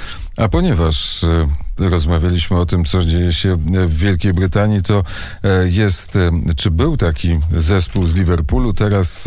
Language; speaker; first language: Polish; native; Polish